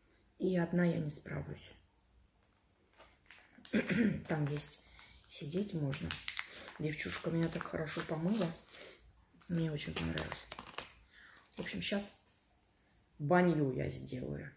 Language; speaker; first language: Russian; native; Russian